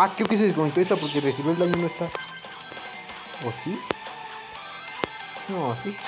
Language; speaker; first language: Spanish; native; Spanish